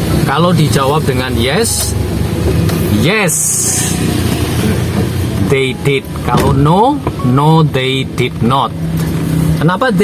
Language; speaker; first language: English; non-native, fluent; Indonesian